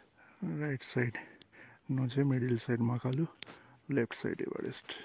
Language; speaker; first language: Hindi; non-native, local second language; Bangla